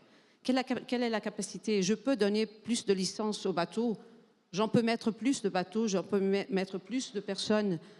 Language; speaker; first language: French; non-native, fluent; Portuguese